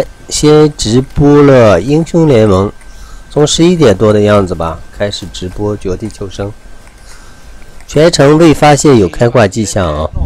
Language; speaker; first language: Chinese; native; Chinese